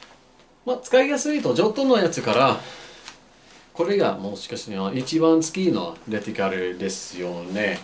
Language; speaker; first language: Japanese; non-native, fluent; English